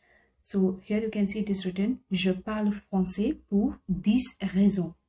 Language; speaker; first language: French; non-native, fluent; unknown